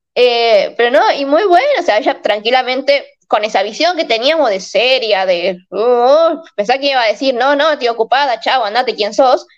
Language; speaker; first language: Spanish; native; Spanish